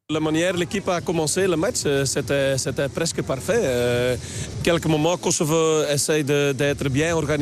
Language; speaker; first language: French; non-native, local second language; Dutch